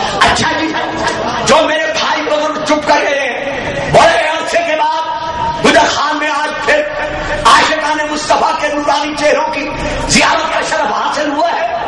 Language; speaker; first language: Urdu; non-native, local second language; Punjabi